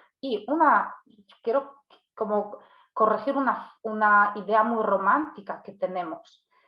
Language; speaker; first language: Spanish; non-native, fluent; Polish